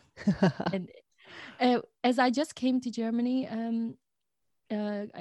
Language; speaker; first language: English; non-native, fluent; Chinese